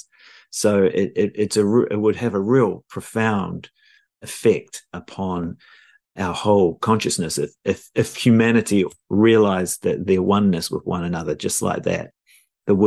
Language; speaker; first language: English; native; English